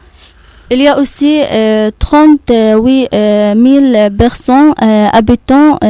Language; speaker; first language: French; non-native, learner; Arabic